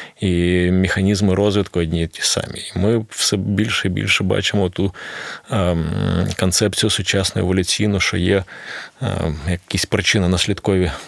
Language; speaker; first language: Ukrainian; non-native, local second language; Russian